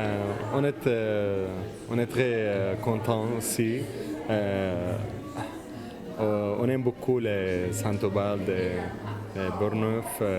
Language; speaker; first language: French; non-native, learner; Arabic